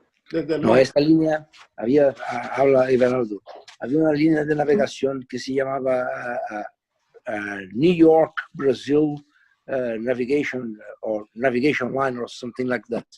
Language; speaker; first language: Spanish; non-native, fluent; Portuguese